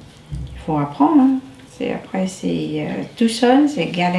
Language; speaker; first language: French; non-native, learner; Vietnamese